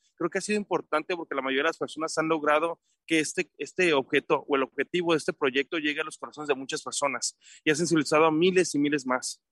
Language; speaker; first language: Spanish; native; Spanish